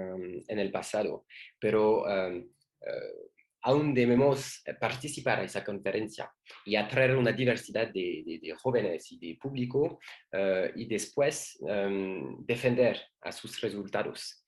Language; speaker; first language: Spanish; non-native, learner; French